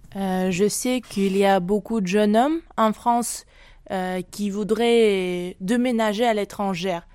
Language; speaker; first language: French; non-native, fluent; Russian